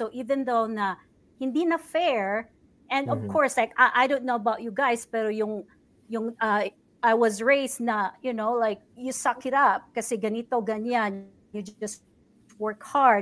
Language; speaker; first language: English; non-native, local second language; Cebuano